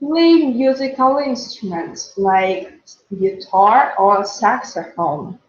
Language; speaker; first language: English; non-native, fluent; Russian